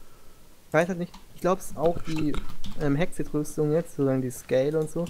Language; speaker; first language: German; native; German